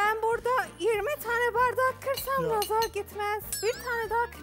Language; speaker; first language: Turkish; non-native, learner; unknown